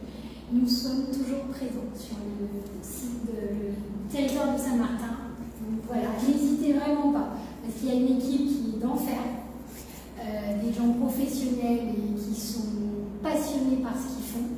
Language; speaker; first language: French; native; French